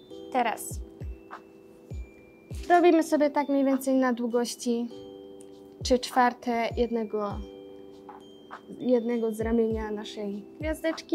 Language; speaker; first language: Polish; native; Polish